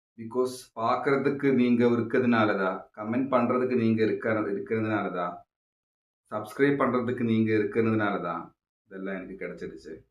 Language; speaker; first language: Tamil; non-native, local second language; Malayalam